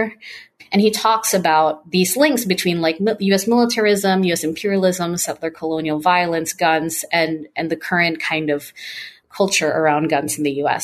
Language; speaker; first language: English; non-native, local second language; Filipino